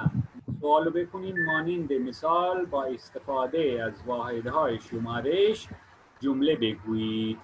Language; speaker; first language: Persian; non-native, fluent; Urdu